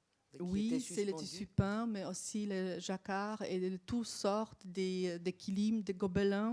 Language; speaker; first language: French; non-native, fluent; Polish